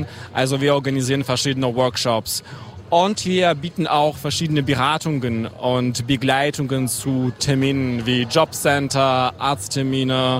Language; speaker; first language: German; non-native, fluent; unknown